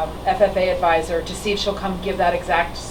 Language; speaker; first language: English; native; English